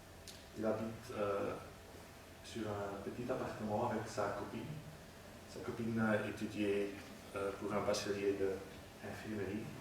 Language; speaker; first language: French; non-native, learner; Dutch